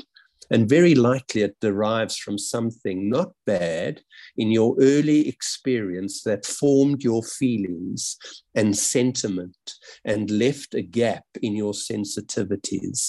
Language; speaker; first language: English; native; English